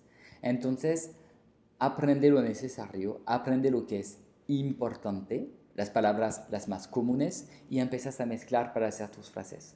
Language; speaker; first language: Spanish; non-native, fluent; French